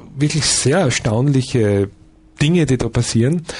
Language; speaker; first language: German; native; German